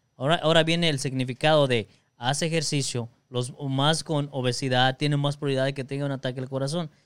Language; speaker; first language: Spanish; early bilingual, other home language; English